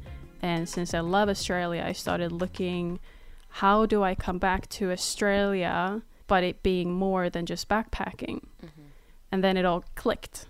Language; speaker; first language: English; non-native, fluent; Swedish